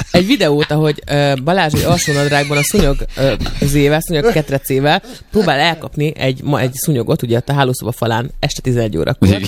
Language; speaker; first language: Hungarian; native; Hungarian